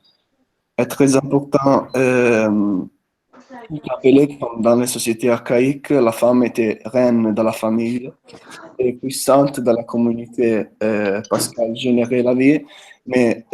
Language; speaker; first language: French; non-native, fluent; Italian